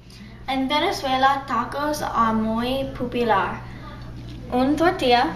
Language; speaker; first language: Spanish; non-native, learner; English